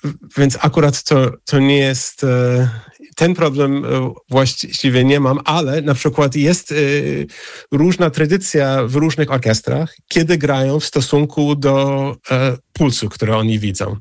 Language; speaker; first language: Polish; non-native, fluent; English